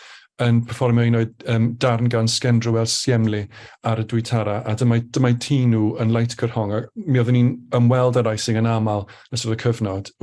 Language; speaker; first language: Welsh; native; Welsh